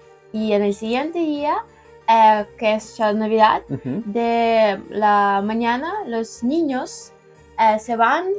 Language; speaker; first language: Spanish; non-native, learner; Ukrainian